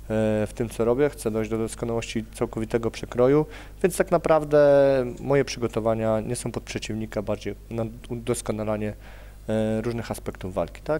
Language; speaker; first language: Polish; native; Polish